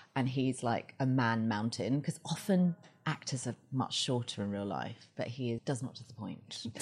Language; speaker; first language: English; native; English